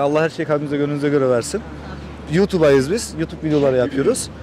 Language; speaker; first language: Turkish; early bilingual, heritage; Turkish